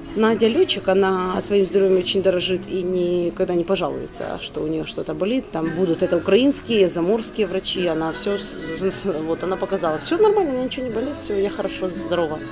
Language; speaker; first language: Russian; non-native, local second language; Ukrainian